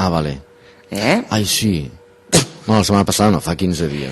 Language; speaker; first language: Catalan; native; Catalan